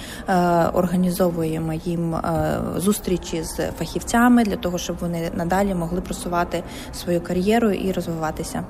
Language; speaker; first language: Ukrainian; native; Ukrainian